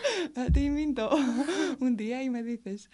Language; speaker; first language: Spanish; non-native, fluent; Greek